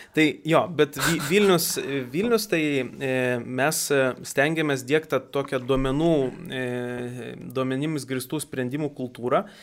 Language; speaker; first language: Lithuanian; native; Lithuanian